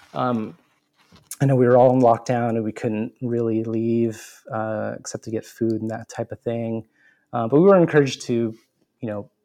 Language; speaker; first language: English; native; English